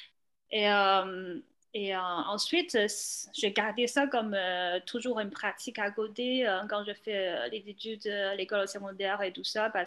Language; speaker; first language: French; non-native, fluent; Chinese